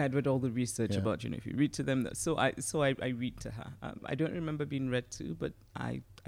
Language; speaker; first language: English; non-native, local second language; Igbo